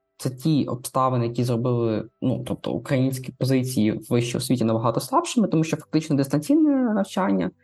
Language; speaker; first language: Ukrainian; native; Ukrainian